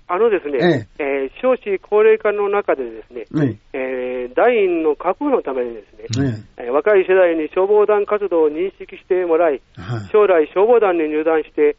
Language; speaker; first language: Japanese; native; Japanese